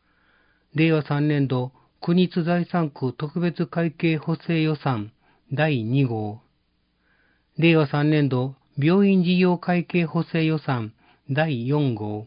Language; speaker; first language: Japanese; native; Japanese